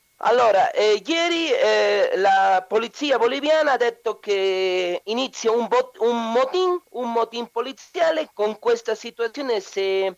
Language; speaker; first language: Italian; non-native, learner; Spanish